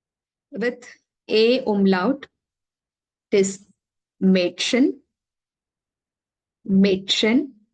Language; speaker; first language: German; non-native, fluent; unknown